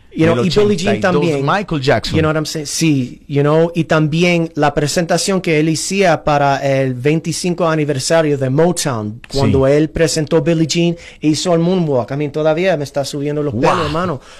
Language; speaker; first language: Spanish; early bilingual, heritage; Spanish